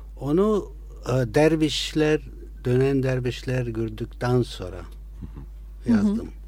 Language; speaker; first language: Turkish; non-native, fluent; Italian